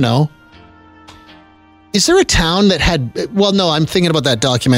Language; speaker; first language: English; native; English